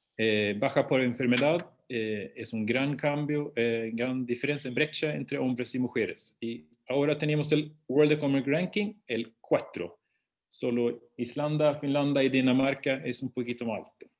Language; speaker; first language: Spanish; non-native, fluent; Swedish